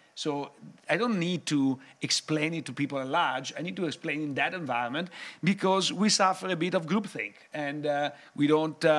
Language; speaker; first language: English; non-native, fluent; Italian